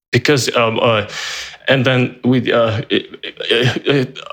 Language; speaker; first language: English; non-native, fluent; Russian